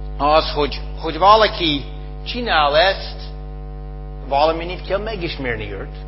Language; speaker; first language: Hungarian; non-native, fluent; English